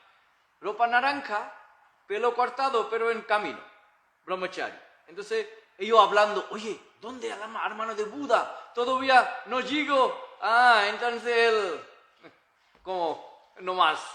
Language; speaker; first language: Spanish; non-native, learner; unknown